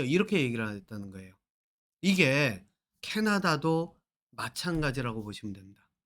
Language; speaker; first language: Korean; native; Korean